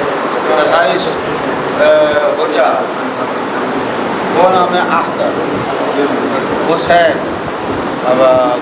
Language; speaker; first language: German; non-native, learner; Urdu